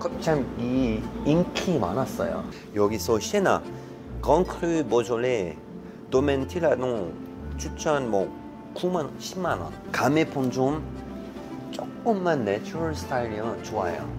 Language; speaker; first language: Korean; non-native, learner; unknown